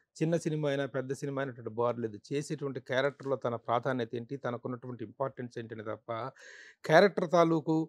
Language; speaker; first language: Telugu; native; Telugu